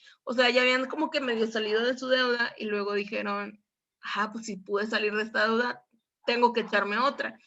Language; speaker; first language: Spanish; native; Spanish